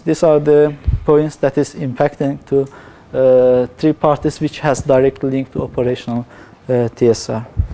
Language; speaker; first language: English; non-native, fluent; Azerbaijani